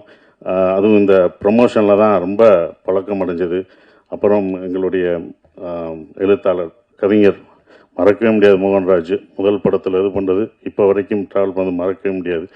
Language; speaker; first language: Tamil; native; Tamil